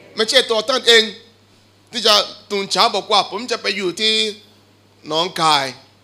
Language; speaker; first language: Thai; non-native, fluent; Igbo